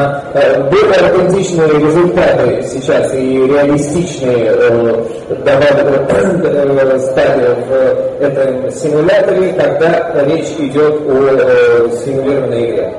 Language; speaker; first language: Russian; native; Russian